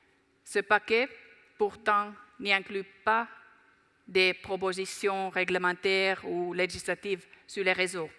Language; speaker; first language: French; non-native, fluent; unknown